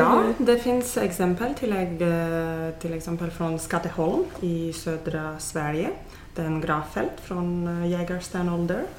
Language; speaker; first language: Swedish; non-native, fluent; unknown